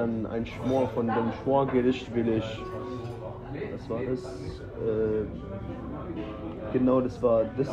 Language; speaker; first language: German; non-native, learner; Urdu